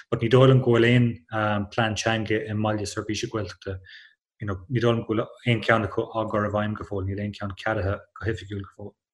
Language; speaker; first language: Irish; non-native, local second language; English